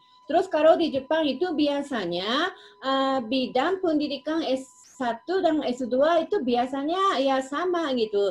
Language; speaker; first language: Indonesian; non-native, fluent; Japanese